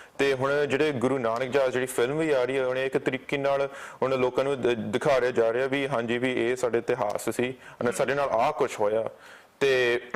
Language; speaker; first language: Punjabi; early bilingual, heritage; Punjabi